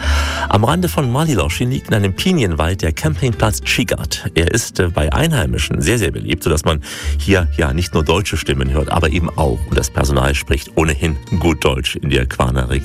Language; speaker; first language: German; native; German